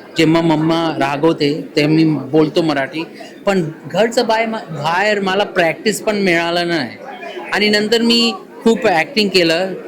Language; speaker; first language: Marathi; early bilingual, heritage; Marathi